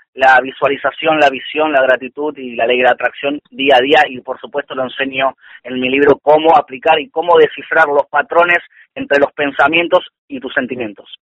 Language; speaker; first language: Spanish; native; Spanish